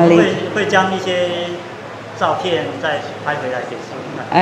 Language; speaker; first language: Chinese; native; Chinese